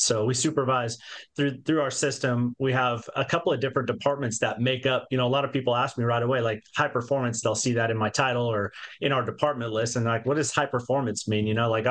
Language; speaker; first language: English; native; English